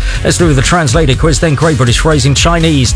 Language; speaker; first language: English; native; English